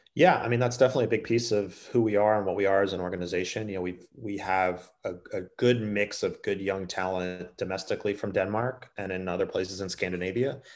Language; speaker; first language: English; native; English